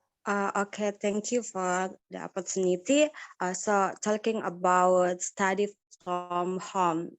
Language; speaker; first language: English; non-native, learner; Indonesian